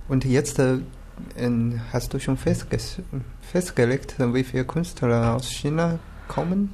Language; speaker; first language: German; non-native, learner; Chinese